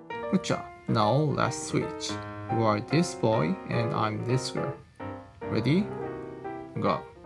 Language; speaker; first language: English; non-native, fluent; Korean